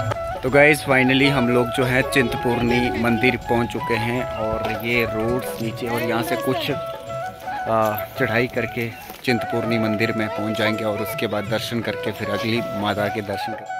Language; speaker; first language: Hindi; native; Hindi